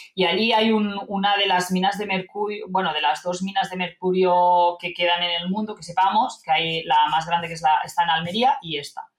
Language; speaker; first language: Spanish; non-native, local second language; Catalan